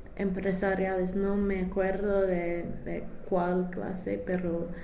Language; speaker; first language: Spanish; non-native, fluent; English